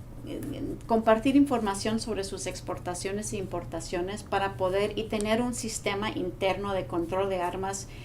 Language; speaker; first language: Spanish; non-native, fluent; English